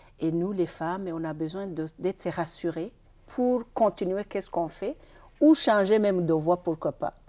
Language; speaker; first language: French; non-native, local second language; Kinyarwanda